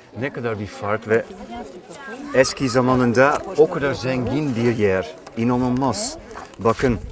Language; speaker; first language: Turkish; non-native, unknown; Dutch